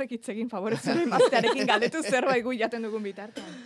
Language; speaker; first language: Basque; native; Basque